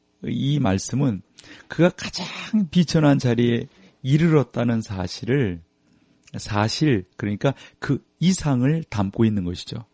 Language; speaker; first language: Korean; native; Korean